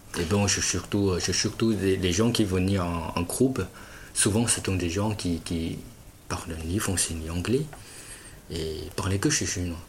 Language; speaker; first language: French; non-native, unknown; Chinese